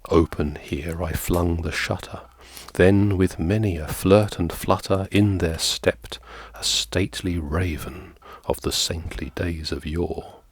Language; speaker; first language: English; native; English